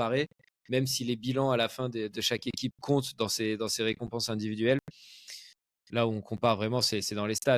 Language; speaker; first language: French; native; French